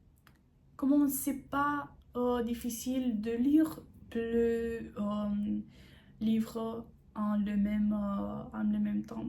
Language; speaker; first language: French; non-native, learner; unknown